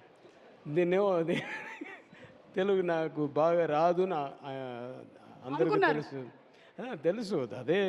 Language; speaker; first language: Telugu; non-native, learner; Tamil